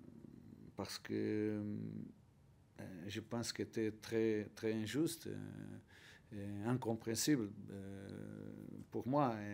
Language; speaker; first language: French; non-native, learner; Portuguese